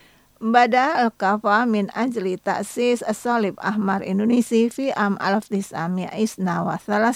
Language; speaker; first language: Arabic; non-native, learner; Indonesian